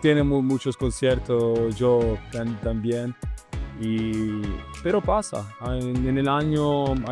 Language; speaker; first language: Spanish; non-native, learner; Italian